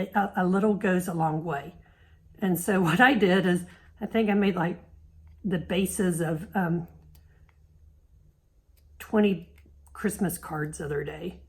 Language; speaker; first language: English; native; English